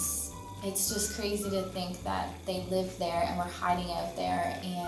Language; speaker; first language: English; native; English